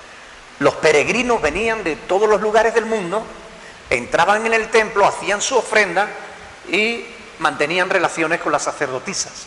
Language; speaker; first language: Spanish; native; Spanish